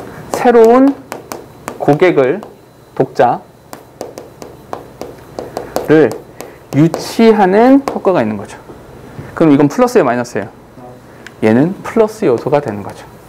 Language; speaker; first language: Korean; native; Korean